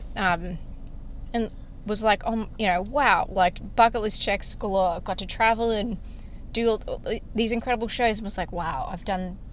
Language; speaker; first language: English; native; English